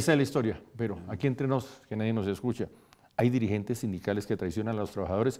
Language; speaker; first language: Spanish; native; Spanish